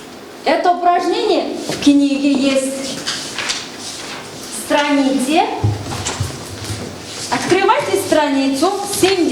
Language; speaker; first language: Russian; non-native, fluent; Mongolian